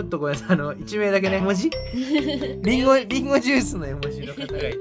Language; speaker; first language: Japanese; native; Japanese